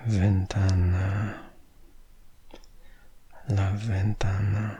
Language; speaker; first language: Spanish; non-native, learner; English